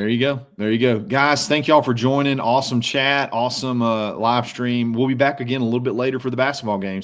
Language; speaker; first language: English; native; English